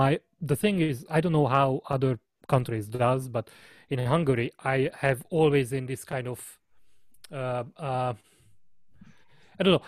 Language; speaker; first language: English; non-native, fluent; Hungarian